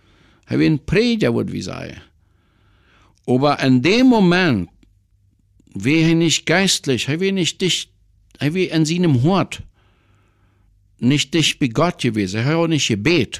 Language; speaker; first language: German; non-native, learner; Plautdietsch